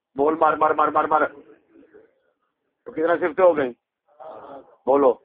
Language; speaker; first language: Urdu; non-native, local second language; Punjabi